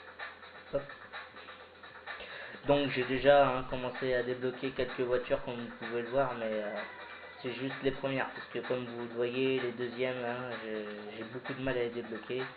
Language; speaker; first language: French; native; French